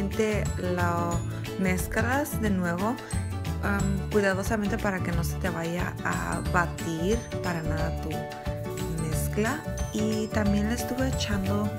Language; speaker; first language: Spanish; native; Spanish